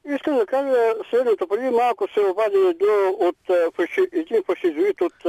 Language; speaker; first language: Bulgarian; native; Bulgarian